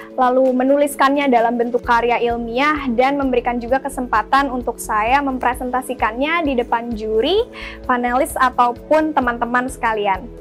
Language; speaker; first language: Indonesian; early bilingual, heritage; Indonesian